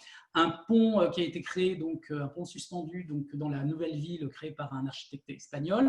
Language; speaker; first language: French; native; French